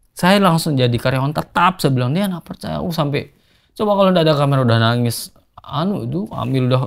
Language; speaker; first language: Indonesian; non-native, local second language; Sasak